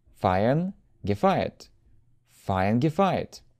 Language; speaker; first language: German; non-native, fluent; Russian